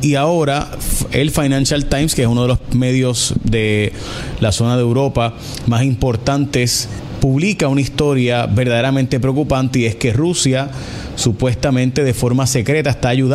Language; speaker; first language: Spanish; native; Spanish